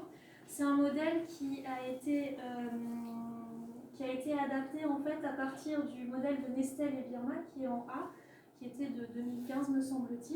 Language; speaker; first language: French; native; French